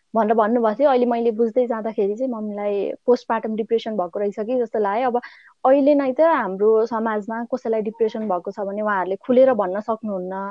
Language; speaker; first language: Nepali; native; Nepali